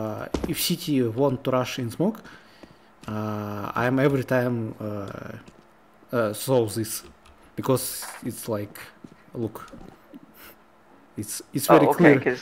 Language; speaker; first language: English; non-native, learner; Russian